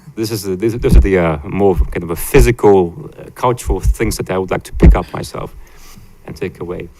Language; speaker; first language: English; non-native, fluent; Latvian